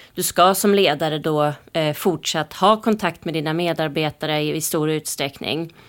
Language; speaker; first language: Swedish; native; Swedish